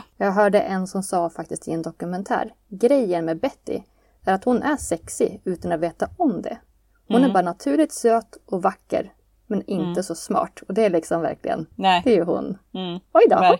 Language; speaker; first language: Swedish; native; Swedish